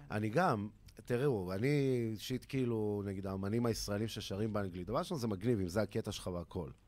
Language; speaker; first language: Hebrew; native; Hebrew